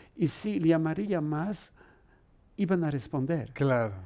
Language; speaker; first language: Spanish; non-native, fluent; Polish